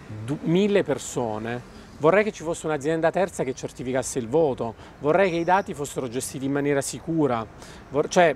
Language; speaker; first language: Italian; native; Italian